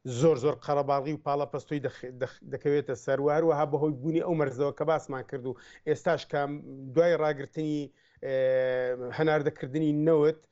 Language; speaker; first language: Central Kurdish; native; Central Kurdish